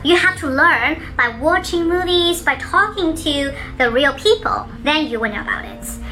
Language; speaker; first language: English; non-native, fluent; Chinese